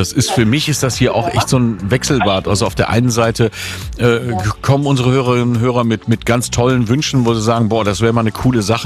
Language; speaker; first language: German; native; German